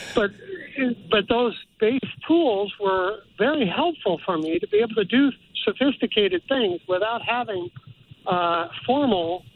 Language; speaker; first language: English; native; English